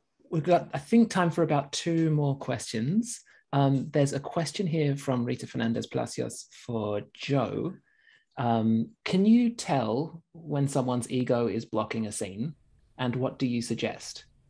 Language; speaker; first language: English; native; English